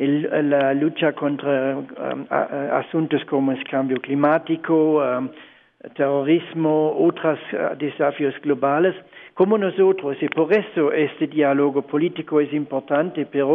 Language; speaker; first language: Spanish; non-native, fluent; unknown